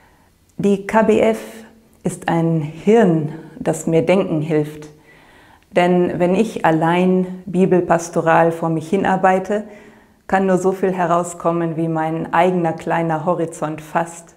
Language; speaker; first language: German; native; German